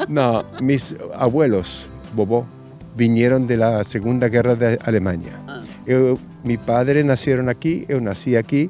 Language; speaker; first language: Portuguese; non-native, learner; Spanish